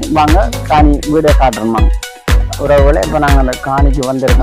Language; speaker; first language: Tamil; native; Tamil